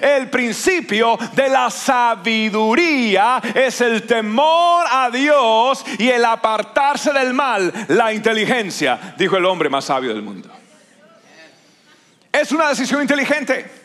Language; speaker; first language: Spanish; native; Spanish